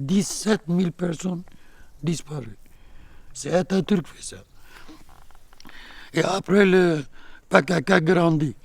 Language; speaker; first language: French; non-native, learner; Kurdish